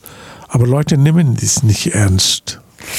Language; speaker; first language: German; non-native, learner; Bangla